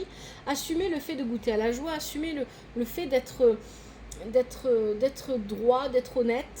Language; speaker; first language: French; native; French